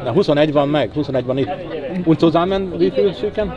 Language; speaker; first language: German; non-native, learner; Hungarian